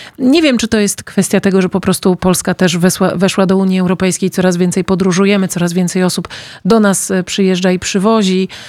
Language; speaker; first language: Polish; native; Polish